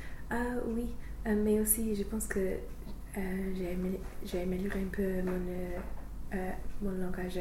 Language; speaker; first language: French; non-native, learner; English